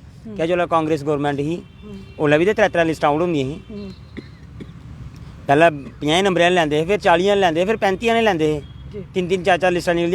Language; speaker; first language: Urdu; non-native, local second language; Dogri